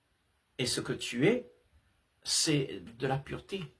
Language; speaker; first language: French; native; French